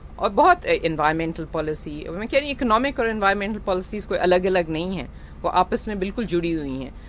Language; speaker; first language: Urdu; native; Urdu